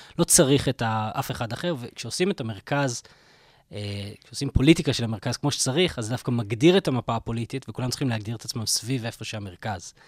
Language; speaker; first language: Hebrew; non-native, fluent; English